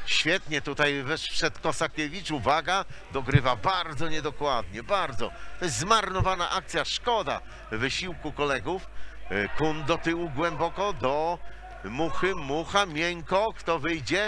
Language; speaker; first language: Polish; native; Polish